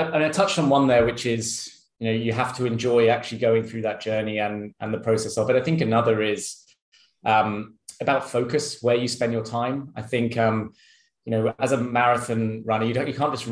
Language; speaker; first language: English; native; English